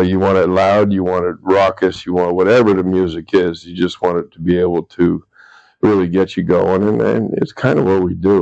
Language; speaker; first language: English; native; English